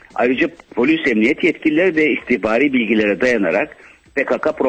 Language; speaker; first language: Turkish; native; Turkish